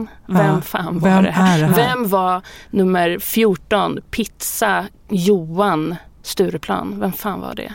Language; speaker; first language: Swedish; native; Swedish